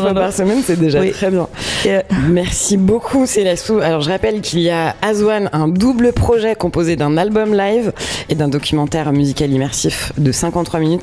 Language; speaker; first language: French; native; French